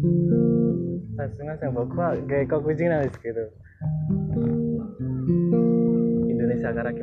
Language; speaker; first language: Japanese; non-native, fluent; Indonesian